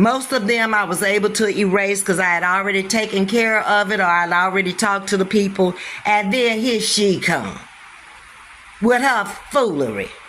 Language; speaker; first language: English; native; English